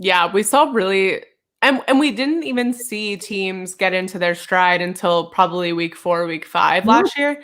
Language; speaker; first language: English; native; English